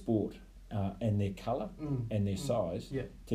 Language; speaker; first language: English; native; English